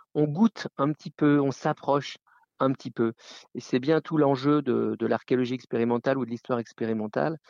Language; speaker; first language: French; native; French